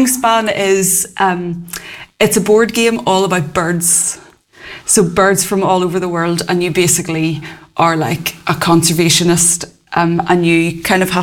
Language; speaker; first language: English; native; English